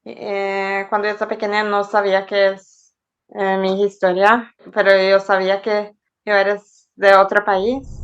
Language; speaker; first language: Spanish; early bilingual, heritage; Norwegian